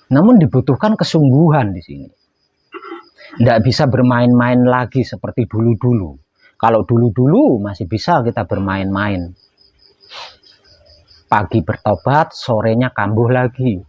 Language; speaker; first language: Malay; non-native, local second language; Javanese